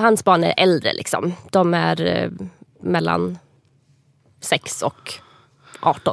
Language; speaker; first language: Swedish; native; Swedish